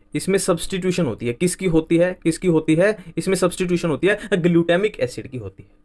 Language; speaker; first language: Hindi; native; Hindi